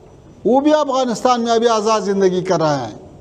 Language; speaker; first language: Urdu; non-native, fluent; Pashto